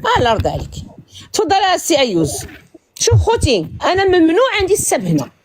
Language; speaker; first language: Arabic; native; Arabic